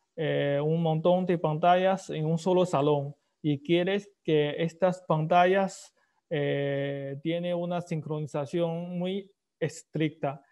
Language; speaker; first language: Spanish; non-native, fluent; Chinese